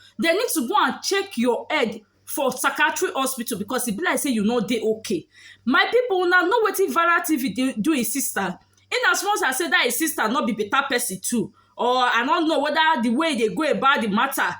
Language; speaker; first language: Nigerian Pidgin; native; Nigerian Pidgin